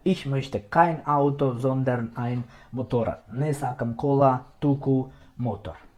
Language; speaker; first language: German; non-native, fluent; Macedonian